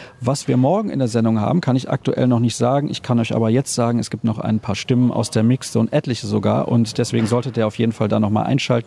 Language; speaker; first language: German; native; German